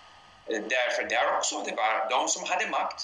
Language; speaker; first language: Swedish; non-native, fluent; English